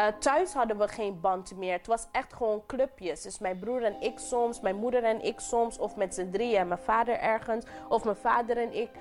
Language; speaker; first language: Dutch; non-native, local second language; English